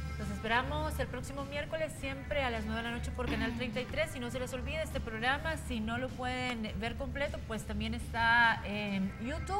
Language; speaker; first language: Spanish; native; Spanish